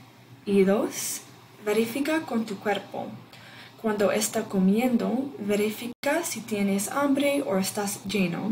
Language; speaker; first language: Spanish; non-native, fluent; English